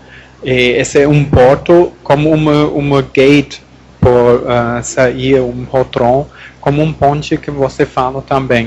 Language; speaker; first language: Portuguese; non-native, learner; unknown